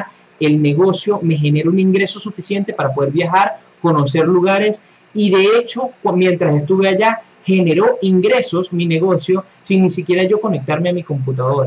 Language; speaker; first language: Spanish; native; Spanish